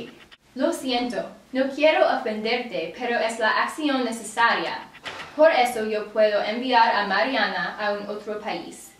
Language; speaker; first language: Spanish; non-native, learner; English